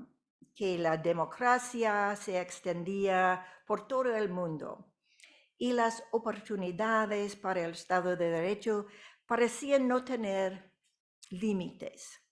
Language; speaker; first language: Spanish; non-native, fluent; English